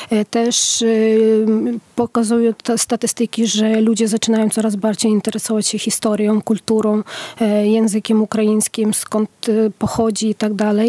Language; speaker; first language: Polish; non-native, fluent; Ukrainian